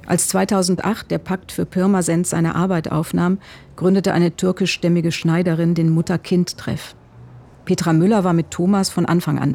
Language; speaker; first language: German; native; German